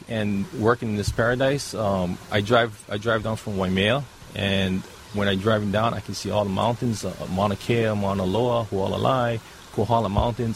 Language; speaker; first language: English; native; English